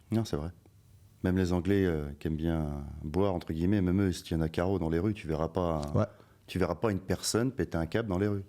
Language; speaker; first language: French; native; French